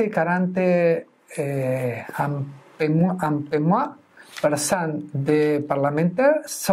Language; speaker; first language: French; non-native, fluent; Spanish